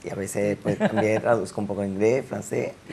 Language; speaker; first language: Spanish; native; Spanish